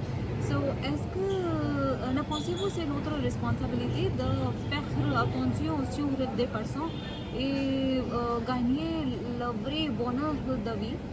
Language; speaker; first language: French; non-native, learner; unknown